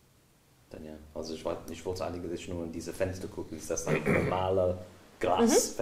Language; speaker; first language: German; non-native, fluent; English